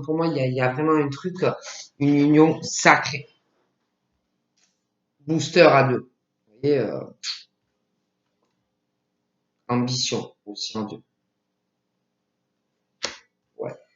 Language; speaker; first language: French; native; French